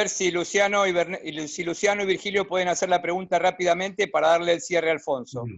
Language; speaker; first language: Spanish; native; Spanish